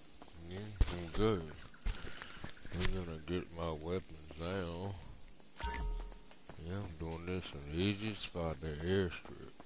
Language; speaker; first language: English; native; English